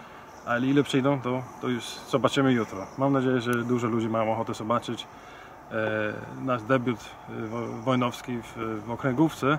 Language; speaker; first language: Polish; non-native, fluent; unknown